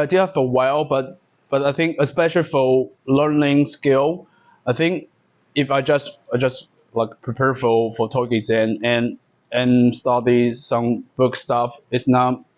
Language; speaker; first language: English; non-native, learner; Chinese